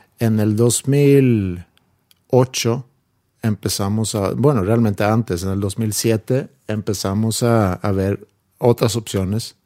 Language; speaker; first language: Spanish; non-native, fluent; Swedish